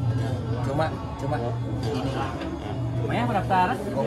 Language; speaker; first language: Indonesian; non-native, local second language; Balinese